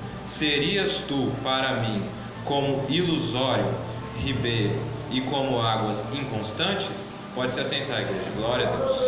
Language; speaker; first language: Portuguese; native; Portuguese